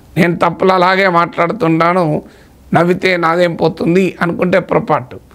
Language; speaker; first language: Telugu; native; Telugu